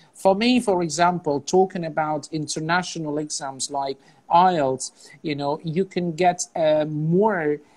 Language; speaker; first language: English; non-native, fluent; Azerbaijani